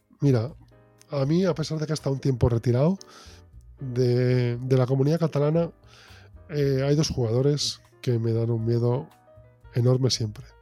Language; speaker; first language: Spanish; native; Spanish